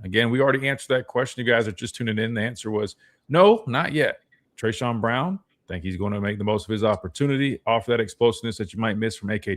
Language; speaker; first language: English; native; English